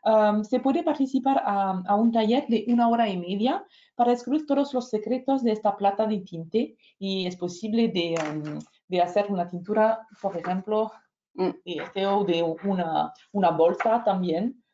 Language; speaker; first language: Spanish; non-native, fluent; French